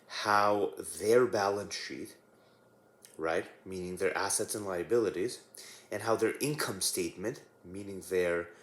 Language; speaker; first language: English; native; English